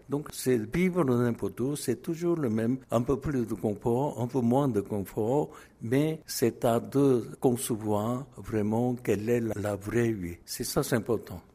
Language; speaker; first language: French; non-native, fluent; Korean